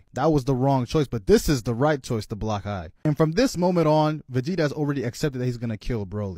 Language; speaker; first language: English; native; English